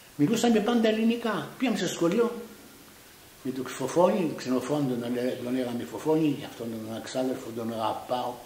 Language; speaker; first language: Greek; early bilingual, heritage; Greek